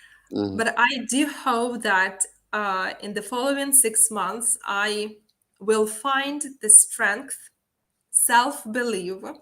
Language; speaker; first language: English; non-native, fluent; Ukrainian